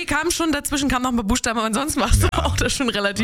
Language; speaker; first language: German; native; German